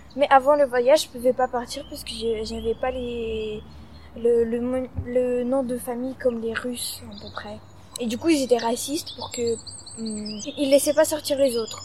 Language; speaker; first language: French; early bilingual, other home language; Russian